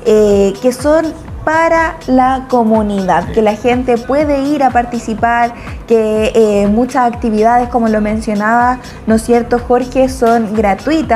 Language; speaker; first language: Spanish; native; Spanish